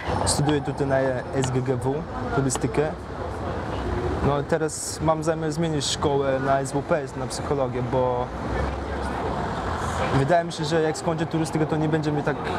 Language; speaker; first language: Polish; non-native, fluent; Mongolian